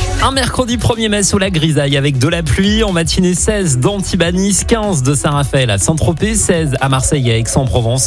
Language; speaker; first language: French; native; French